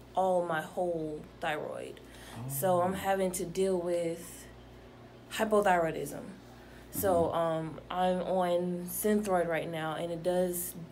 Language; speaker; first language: English; native; English